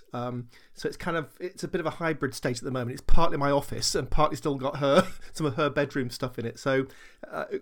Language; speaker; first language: English; native; English